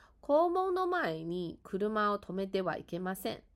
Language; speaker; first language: Japanese; non-native, fluent; Chinese